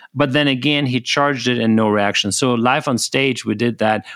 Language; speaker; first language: English; non-native, fluent; German